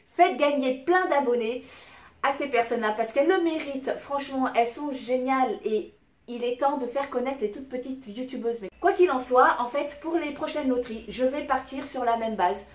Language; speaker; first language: French; early bilingual, other home language; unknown